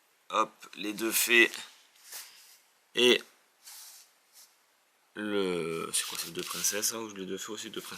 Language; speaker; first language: French; native; French